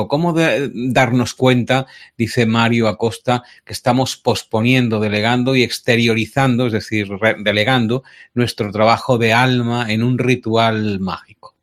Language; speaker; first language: Spanish; native; Spanish